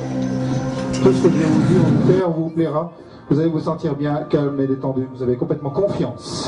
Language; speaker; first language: French; native; French